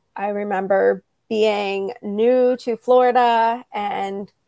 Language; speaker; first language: English; native; English